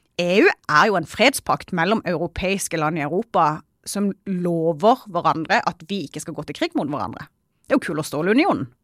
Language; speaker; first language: Norwegian; native; Norwegian